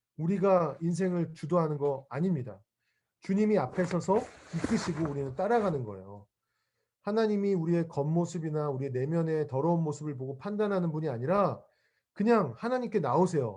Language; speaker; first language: Korean; native; Korean